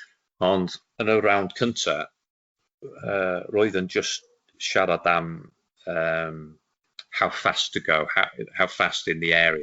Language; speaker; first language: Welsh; non-native, local second language; English